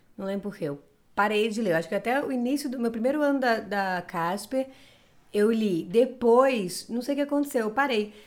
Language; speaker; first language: Portuguese; native; Portuguese